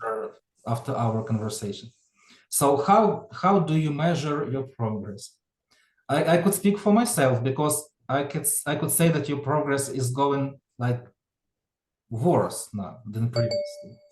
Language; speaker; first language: English; non-native, fluent; Ukrainian